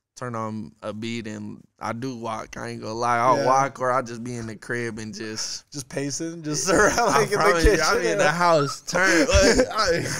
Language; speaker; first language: English; native; English